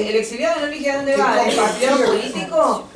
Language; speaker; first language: Spanish; native; Spanish